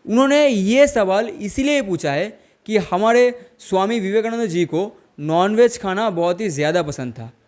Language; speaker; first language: Hindi; non-native, local second language; Bangla